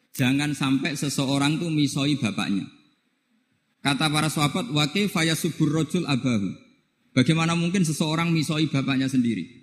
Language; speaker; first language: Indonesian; non-native, local second language; Javanese